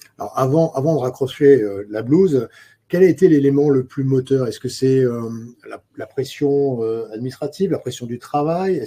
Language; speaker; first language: French; native; French